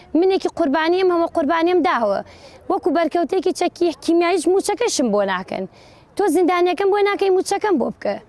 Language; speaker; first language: Central Kurdish; native; Central Kurdish